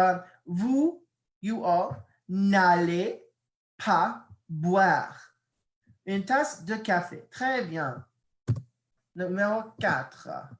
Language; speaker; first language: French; non-native, fluent; English